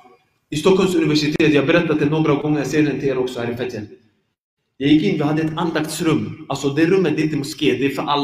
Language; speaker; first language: Swedish; early bilingual, other home language; Arabic